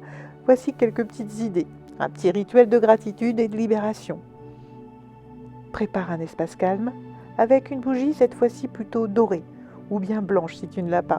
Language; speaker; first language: French; native; French